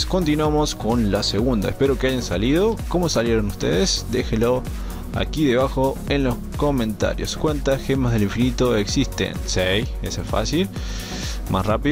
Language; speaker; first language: Spanish; native; Spanish